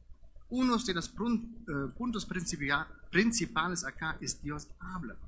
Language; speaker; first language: Spanish; non-native, fluent; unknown